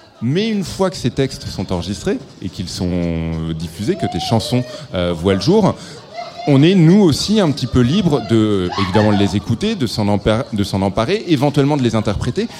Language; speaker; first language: French; native; French